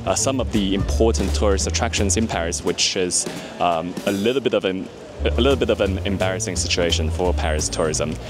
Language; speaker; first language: English; non-native, fluent; Chinese